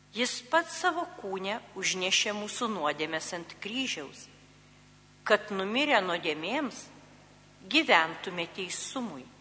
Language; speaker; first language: Lithuanian; native; Lithuanian